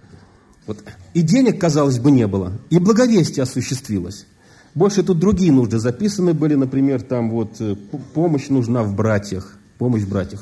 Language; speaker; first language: Russian; native; Russian